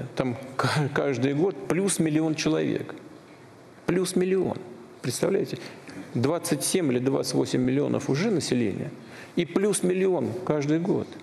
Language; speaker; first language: Russian; native; Russian